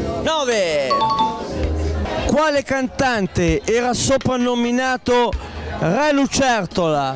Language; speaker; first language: Italian; native; Italian